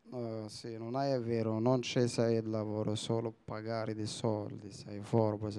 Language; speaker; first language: Italian; non-native, learner; Arabic